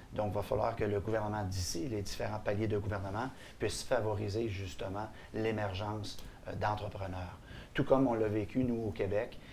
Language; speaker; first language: French; native; French